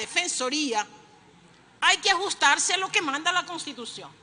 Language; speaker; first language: Spanish; native; Spanish